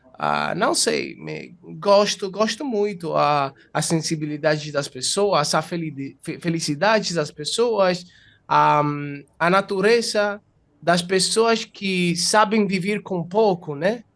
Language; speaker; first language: Portuguese; non-native, fluent; Italian